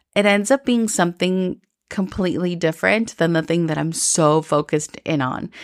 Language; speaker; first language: English; early bilingual, other home language; Spanish